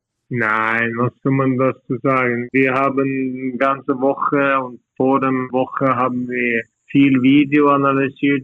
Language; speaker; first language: German; non-native, fluent; Norwegian